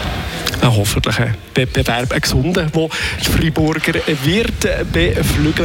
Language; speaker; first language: German; native; German